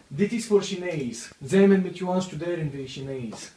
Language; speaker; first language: Dutch; non-native, learner; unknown